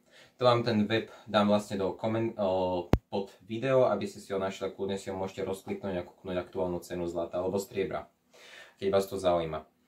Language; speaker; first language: Slovak; native; Slovak